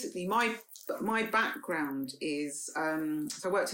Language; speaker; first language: English; native; English